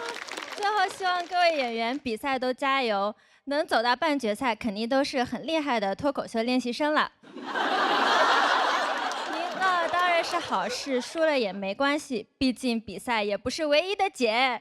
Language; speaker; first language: Chinese; native; Chinese